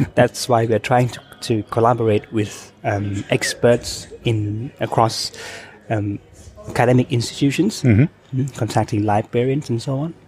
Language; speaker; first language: English; non-native, fluent; Thai